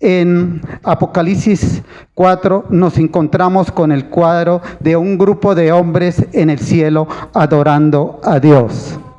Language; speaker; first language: Spanish; native; Spanish